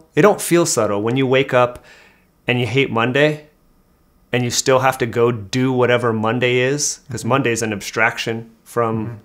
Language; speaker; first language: English; native; English